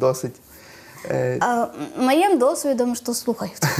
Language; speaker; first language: Ukrainian; non-native, learner; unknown